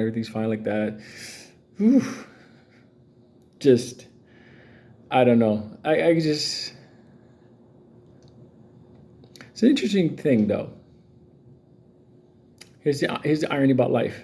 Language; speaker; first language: English; native; English